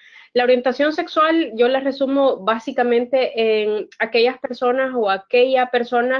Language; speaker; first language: Spanish; native; Spanish